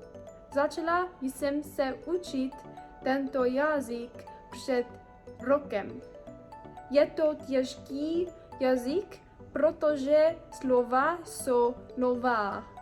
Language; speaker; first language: Czech; non-native, learner; English